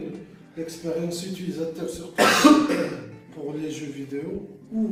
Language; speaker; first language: French; non-native, local second language; Arabic